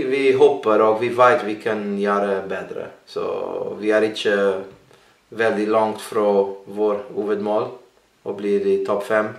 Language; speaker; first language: Norwegian; non-native, learner; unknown